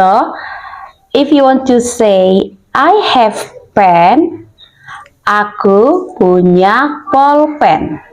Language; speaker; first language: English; non-native, learner; Indonesian